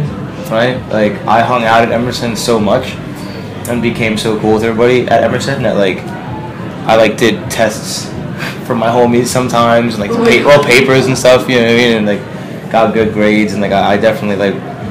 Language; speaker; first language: English; native; English